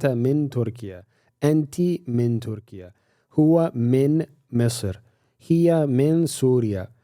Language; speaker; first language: Arabic; non-native, fluent; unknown